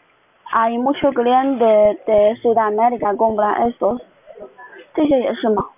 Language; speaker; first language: Spanish; non-native, learner; Chinese